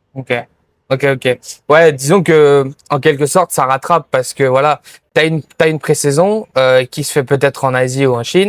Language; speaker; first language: French; native; French